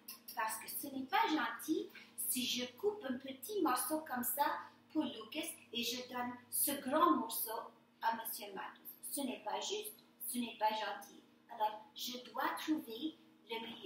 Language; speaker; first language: French; non-native, fluent; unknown